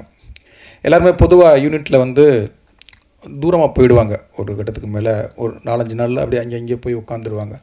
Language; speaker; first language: Tamil; native; Tamil